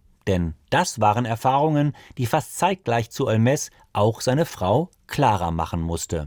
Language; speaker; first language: German; native; German